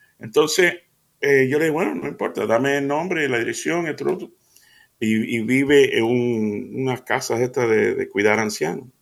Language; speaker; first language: Spanish; early bilingual, heritage; Spanish